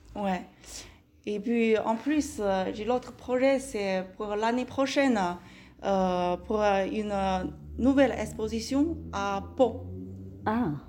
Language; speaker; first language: French; non-native, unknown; Chinese